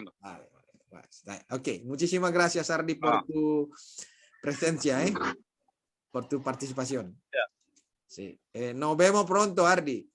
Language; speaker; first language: Spanish; non-native, fluent; Indonesian